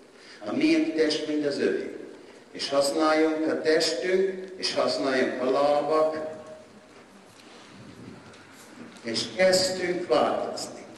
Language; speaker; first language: Hungarian; non-native, learner; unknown